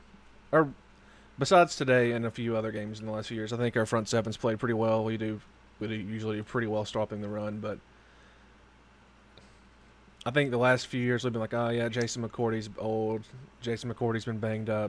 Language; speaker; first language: English; native; English